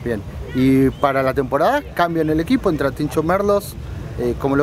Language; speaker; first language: Spanish; native; Spanish